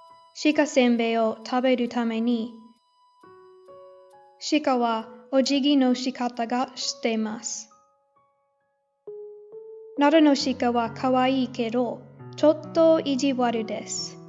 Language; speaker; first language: Japanese; non-native, learner; English